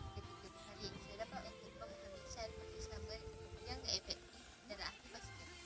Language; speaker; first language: Malay; native; Malay